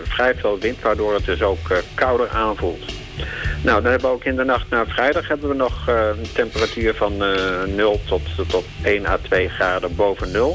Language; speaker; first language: Dutch; native; Dutch